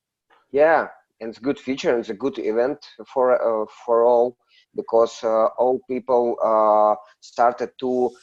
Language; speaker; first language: English; non-native, learner; Russian